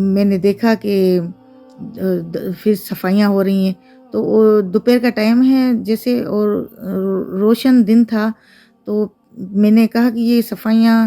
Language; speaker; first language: Urdu; native; Urdu